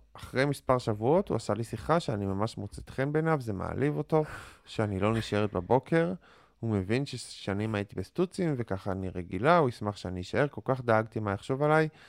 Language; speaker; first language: Hebrew; native; Hebrew